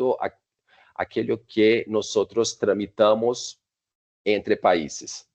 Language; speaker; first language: Spanish; non-native, fluent; Portuguese